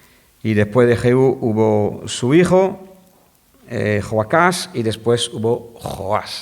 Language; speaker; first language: Spanish; non-native, fluent; French